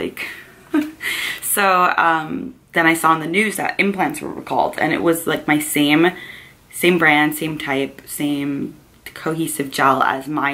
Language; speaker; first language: English; native; English